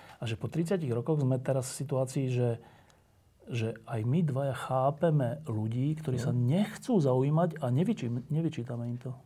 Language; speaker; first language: Slovak; native; Slovak